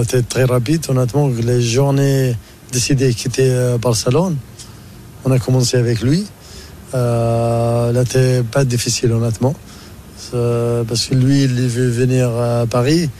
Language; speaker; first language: French; non-native, learner; Arabic